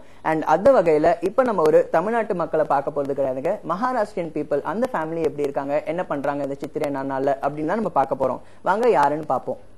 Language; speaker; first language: Tamil; native; Tamil